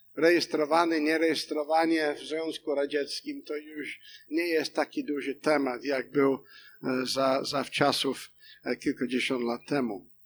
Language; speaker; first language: Polish; non-native, fluent; English